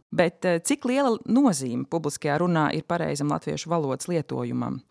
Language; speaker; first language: Latvian; native; Latvian